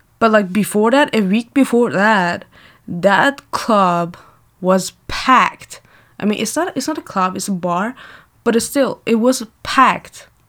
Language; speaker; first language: English; non-native, fluent; Persian